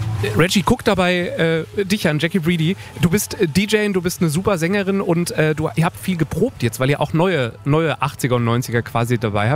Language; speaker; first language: German; native; German